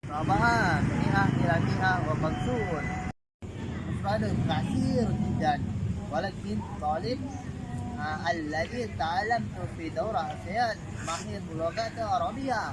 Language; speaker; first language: Arabic; non-native, learner; Indonesian